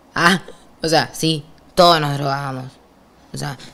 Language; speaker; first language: Spanish; native; Spanish